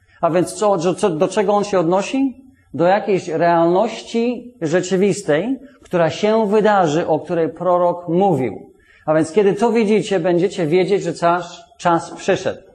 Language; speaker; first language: Polish; non-native, fluent; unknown